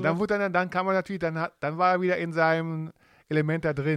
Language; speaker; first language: German; native; German